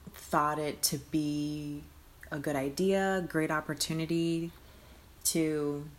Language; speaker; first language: English; early bilingual, other home language; Spanish